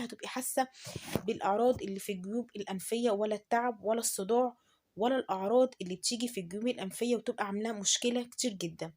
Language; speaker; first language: Arabic; native; Arabic